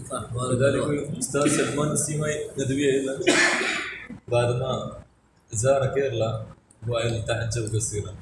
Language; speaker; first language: Arabic; non-native, fluent; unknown